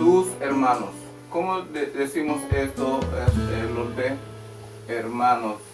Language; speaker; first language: Spanish; non-native, local second language; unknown